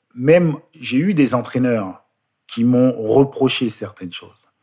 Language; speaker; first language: French; native; French